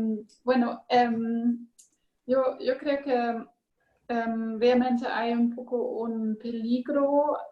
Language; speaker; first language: Spanish; non-native, learner; German